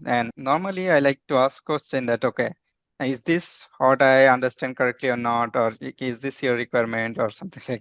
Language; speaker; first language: English; non-native, fluent; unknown